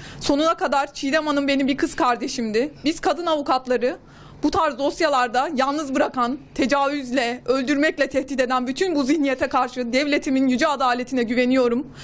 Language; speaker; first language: Turkish; native; Turkish